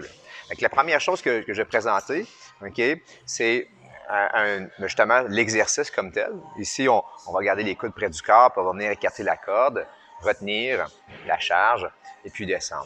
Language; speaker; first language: French; native; French